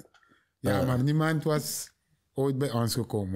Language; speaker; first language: Dutch; non-native, learner; Papiamento